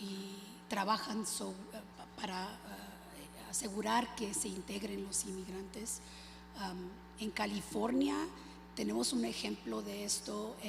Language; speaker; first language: Spanish; early bilingual, other home language; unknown